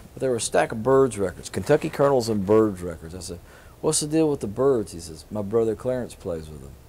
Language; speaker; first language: English; native; English